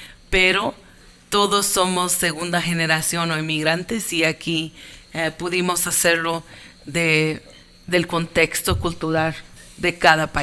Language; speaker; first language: Spanish; early bilingual, heritage; Spanish